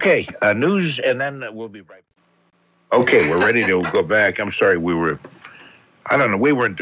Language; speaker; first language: English; native; English